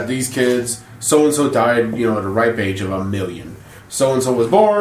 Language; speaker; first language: English; native; English